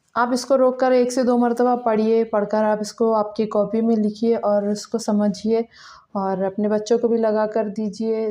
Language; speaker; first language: Hindi; native; Hindi